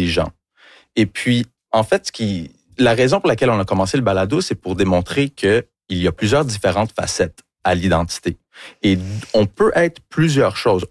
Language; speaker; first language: French; early bilingual, other home language; English